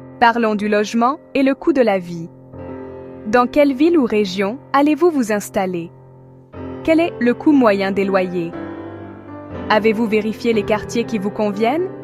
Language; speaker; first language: French; native; French